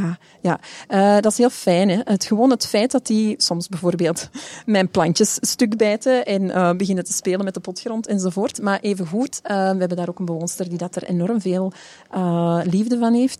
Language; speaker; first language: Dutch; native; Dutch